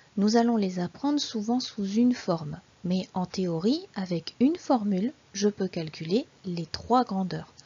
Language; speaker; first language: French; native; French